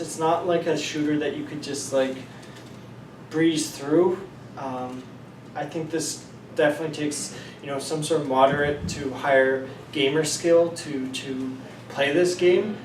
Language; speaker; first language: English; native; English